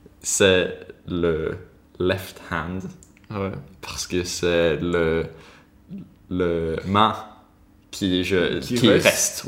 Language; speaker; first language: French; non-native, learner; Swedish